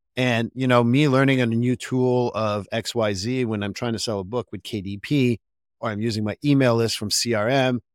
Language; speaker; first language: English; non-native, fluent; French